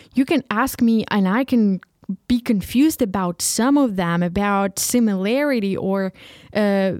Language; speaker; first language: English; non-native, fluent; Ukrainian